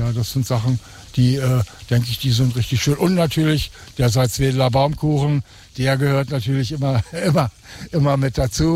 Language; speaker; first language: German; native; German